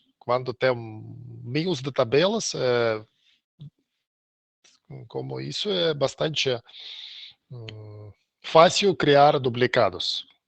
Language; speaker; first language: Portuguese; non-native, learner; Russian